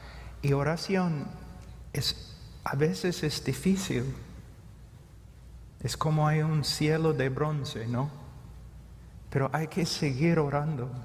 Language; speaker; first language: Spanish; non-native, fluent; English